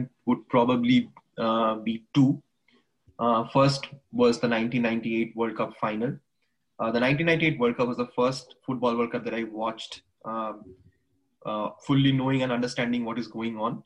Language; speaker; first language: English; non-native, local second language; Bangla